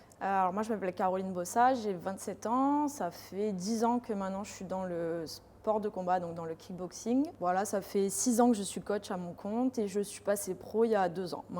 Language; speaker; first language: French; native; French